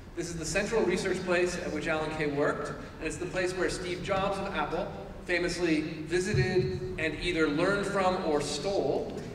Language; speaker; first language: English; native; English